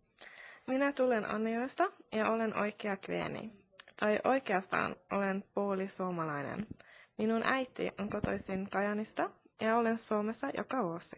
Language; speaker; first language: Finnish; early bilingual, heritage; Finnish